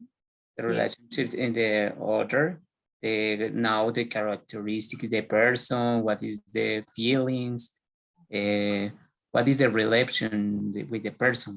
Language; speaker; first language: English; non-native, learner; Spanish